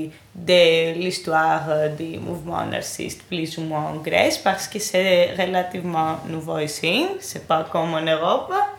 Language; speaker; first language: French; non-native, fluent; Greek